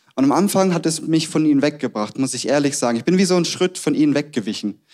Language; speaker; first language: German; native; German